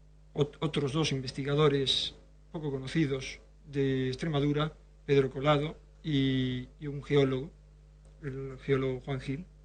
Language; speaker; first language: Spanish; native; Spanish